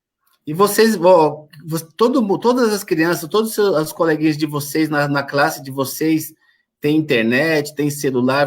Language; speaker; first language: Portuguese; native; Portuguese